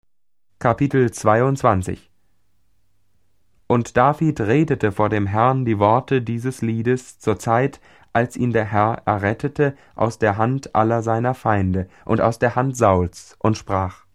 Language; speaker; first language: German; native; German